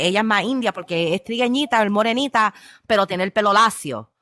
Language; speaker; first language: Spanish; early bilingual, heritage; Spanish